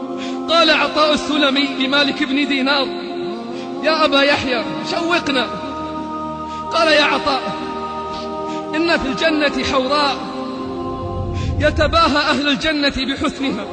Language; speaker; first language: Arabic; native; Arabic